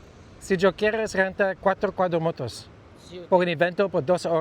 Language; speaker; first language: Spanish; non-native, learner; English